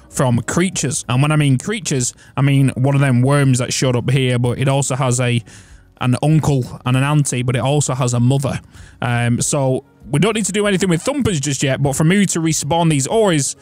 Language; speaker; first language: English; native; English